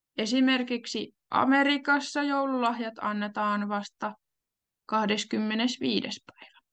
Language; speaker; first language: Finnish; native; Finnish